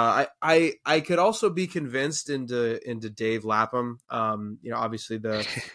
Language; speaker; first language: English; native; English